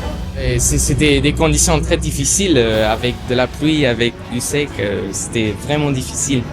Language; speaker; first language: French; non-native, local second language; Luxembourgish